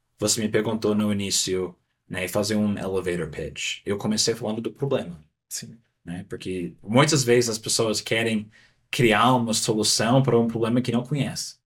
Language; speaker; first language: Portuguese; non-native, fluent; English